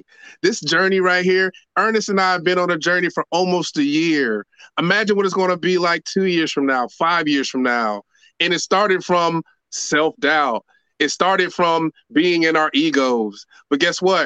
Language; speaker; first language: English; native; English